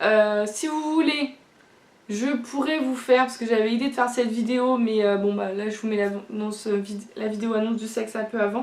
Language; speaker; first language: French; native; French